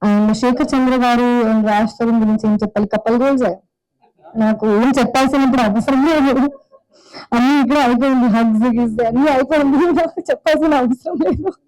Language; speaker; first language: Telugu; non-native, fluent; Hindi